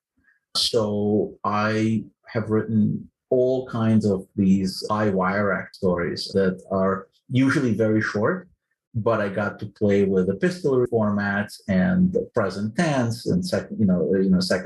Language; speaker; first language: English; non-native, fluent; Ukrainian